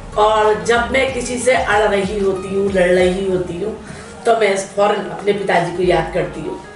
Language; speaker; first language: Hindi; native; Hindi